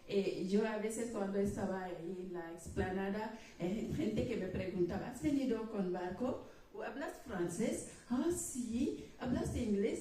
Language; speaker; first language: Spanish; non-native, fluent; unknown